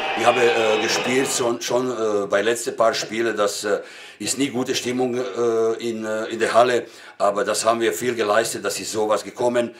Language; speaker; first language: German; non-native, learner; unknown